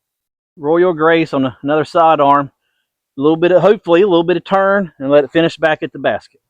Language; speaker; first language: English; native; English